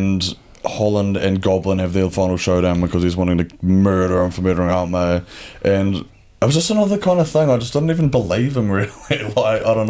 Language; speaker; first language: English; native; English